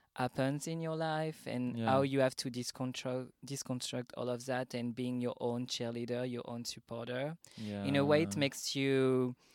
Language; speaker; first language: English; non-native, fluent; French